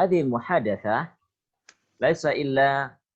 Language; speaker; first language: Arabic; non-native, fluent; Indonesian